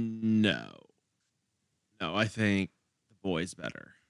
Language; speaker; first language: English; native; English